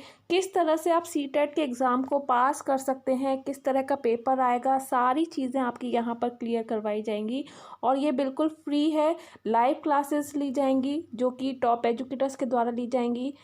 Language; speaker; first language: Hindi; native; Hindi